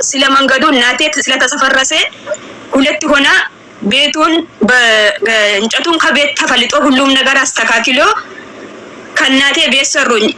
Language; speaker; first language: Amharic; non-native, local second language; Oromo